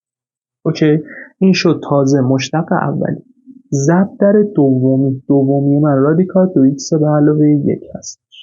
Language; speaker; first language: Persian; native; Persian